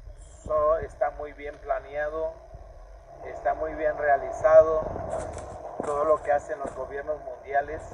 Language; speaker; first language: Spanish; native; Spanish